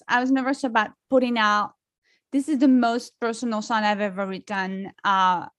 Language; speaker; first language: English; non-native, fluent; French